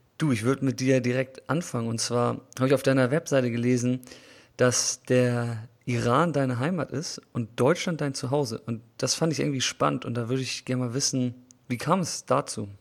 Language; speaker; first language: German; native; German